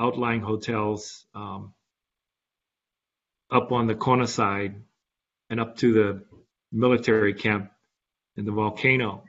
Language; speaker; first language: English; native; English